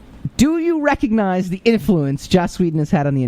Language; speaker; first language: English; native; English